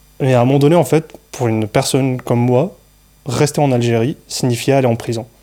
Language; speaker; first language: French; non-native, local second language; Arabic